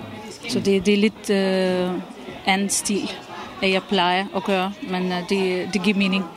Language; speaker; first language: Danish; non-native, fluent; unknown